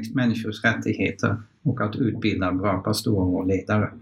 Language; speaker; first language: Swedish; non-native, fluent; Dutch